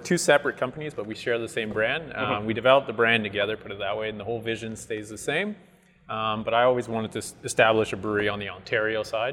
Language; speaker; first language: English; non-native, fluent; French